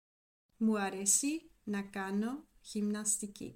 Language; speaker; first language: Greek; non-native, learner; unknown